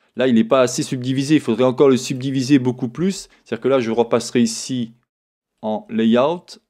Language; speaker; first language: French; native; French